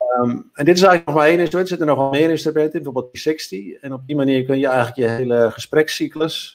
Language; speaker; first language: Dutch; native; Dutch